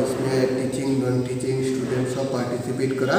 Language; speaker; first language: Hindi; non-native, local second language; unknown